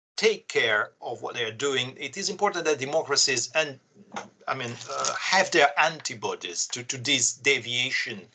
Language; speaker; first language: English; non-native, fluent; Italian